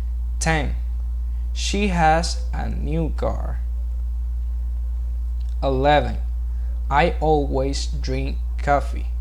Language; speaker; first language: English; non-native, learner; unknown